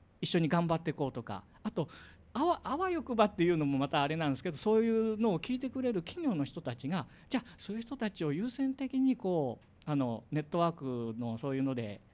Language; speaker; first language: Japanese; native; Japanese